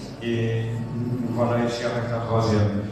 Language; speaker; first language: French; non-native, fluent; Portuguese